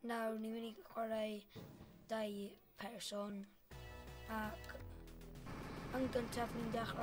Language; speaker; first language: Welsh; non-native, local second language; English